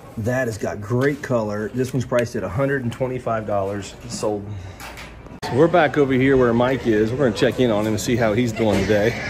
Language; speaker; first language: English; native; English